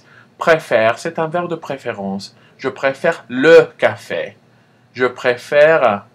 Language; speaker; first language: French; non-native, fluent; Spanish